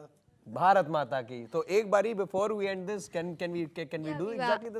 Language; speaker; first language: Hindi; native; Hindi